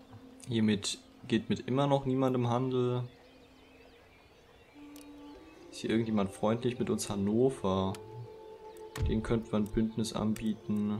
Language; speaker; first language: German; native; German